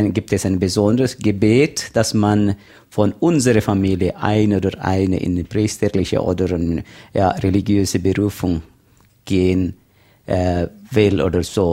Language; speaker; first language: German; non-native, learner; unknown